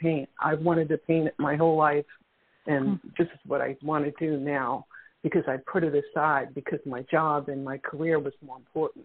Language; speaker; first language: English; native; English